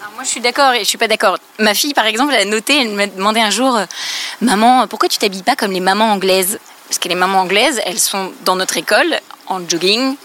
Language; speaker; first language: French; native; French